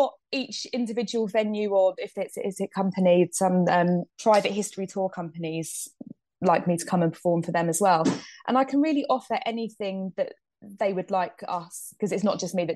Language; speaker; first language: English; native; English